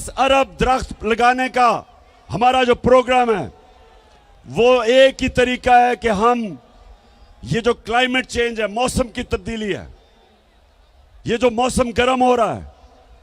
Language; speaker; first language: Urdu; native; Urdu